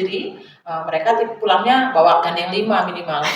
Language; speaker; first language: Indonesian; native; Indonesian